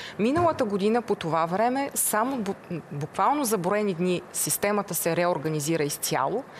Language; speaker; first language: Bulgarian; native; Bulgarian